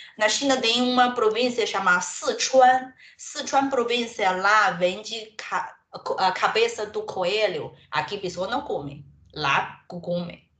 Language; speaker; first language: Portuguese; non-native, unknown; Chinese